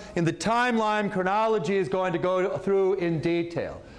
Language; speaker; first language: English; native; English